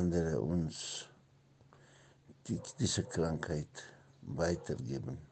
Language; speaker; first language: German; non-native, fluent; Spanish